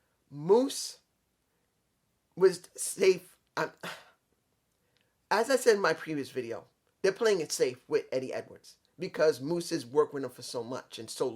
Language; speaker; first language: English; native; English